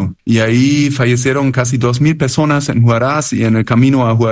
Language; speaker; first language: Spanish; native; Spanish